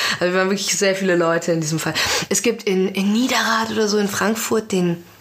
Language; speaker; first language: German; early bilingual, other home language; Persian